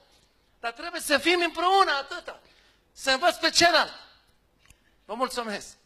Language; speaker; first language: Romanian; non-native, fluent; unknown